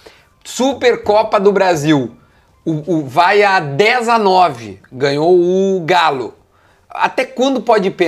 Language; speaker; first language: Portuguese; native; Portuguese